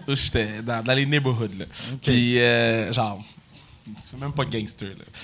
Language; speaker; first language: French; native; French